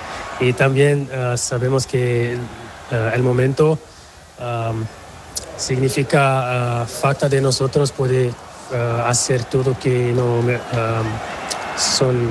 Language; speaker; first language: Spanish; non-native, learner; Portuguese